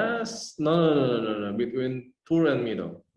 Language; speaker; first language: English; non-native, fluent; Indonesian